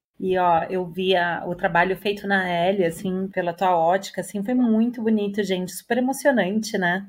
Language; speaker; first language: Portuguese; native; Portuguese